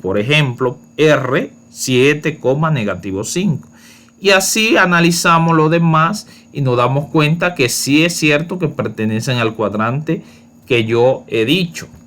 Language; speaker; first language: Spanish; native; Spanish